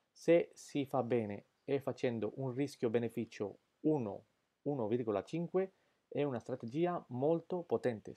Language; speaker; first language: Italian; non-native, fluent; Spanish